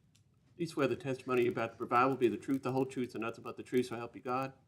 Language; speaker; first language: English; native; English